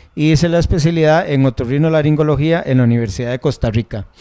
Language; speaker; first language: Spanish; native; Spanish